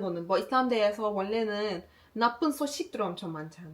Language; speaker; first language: Korean; non-native, learner; Turkish